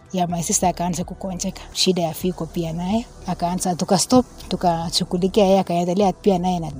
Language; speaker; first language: Swahili; non-native, local second language; Kalenjin